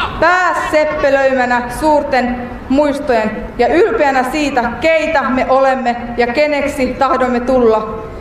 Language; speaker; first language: Finnish; native; Finnish